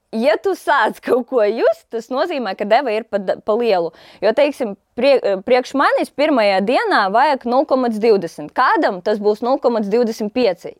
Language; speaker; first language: Latvian; non-native, local second language; Russian